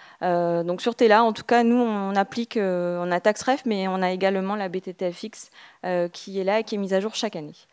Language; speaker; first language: French; native; French